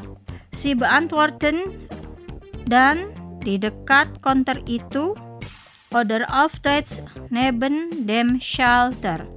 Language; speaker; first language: German; non-native, fluent; Indonesian